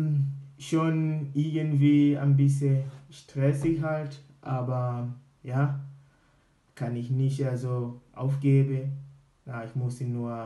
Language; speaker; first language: German; non-native, learner; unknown